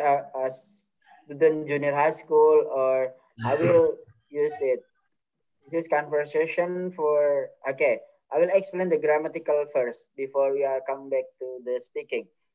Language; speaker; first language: English; non-native, fluent; Indonesian